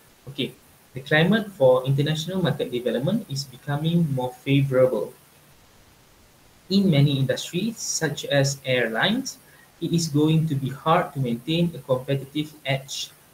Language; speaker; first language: English; non-native, local second language; Malay